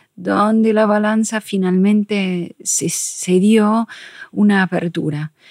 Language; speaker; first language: Spanish; non-native, fluent; English